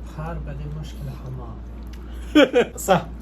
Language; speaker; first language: Arabic; non-native, learner; Pashto